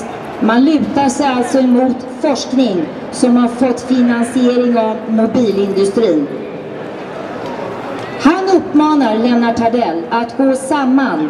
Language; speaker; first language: Swedish; native; Swedish